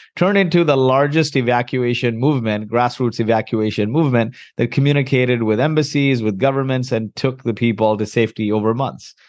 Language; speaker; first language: English; early bilingual, heritage; Arabic